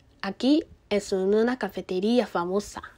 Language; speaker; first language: Spanish; non-native, learner; Korean